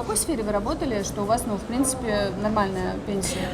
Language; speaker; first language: Russian; native; Russian